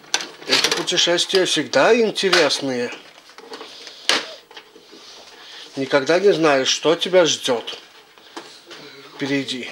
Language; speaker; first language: Russian; native; Russian